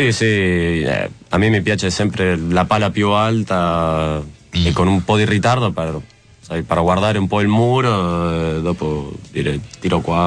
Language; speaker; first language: Italian; non-native, fluent; Spanish